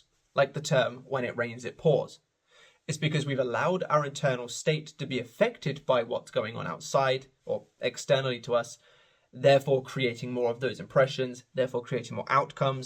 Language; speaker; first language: English; native; English